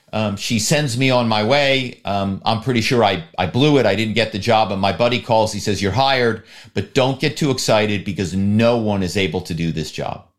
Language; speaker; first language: English; native; English